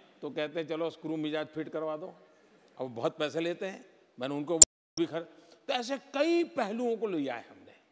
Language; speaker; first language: Hindi; non-native, local second language; Gujarati